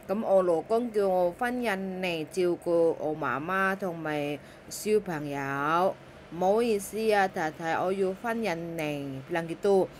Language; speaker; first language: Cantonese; non-native, learner; Indonesian